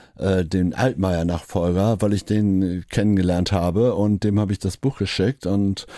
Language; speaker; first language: German; native; German